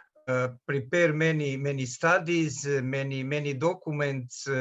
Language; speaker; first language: English; non-native, learner; Serbian